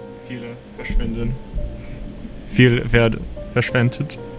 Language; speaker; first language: German; non-native, learner; English